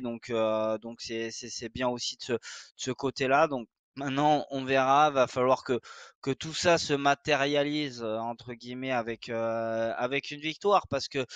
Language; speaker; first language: French; native; French